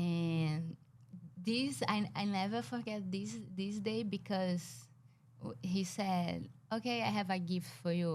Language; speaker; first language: English; non-native, learner; Portuguese